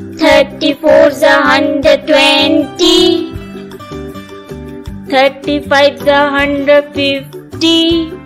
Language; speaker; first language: English; non-native, local second language; Hindi